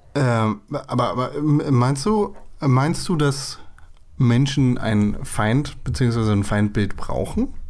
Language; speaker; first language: German; native; German